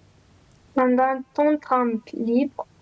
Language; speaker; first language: French; non-native, learner; Romanian